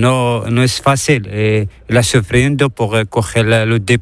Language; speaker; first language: Spanish; non-native, learner; Arabic